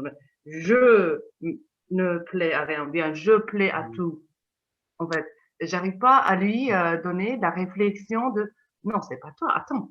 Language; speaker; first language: French; non-native, fluent; Turkish